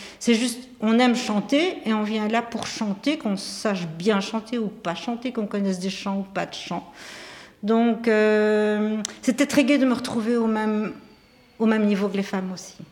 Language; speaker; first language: French; native; French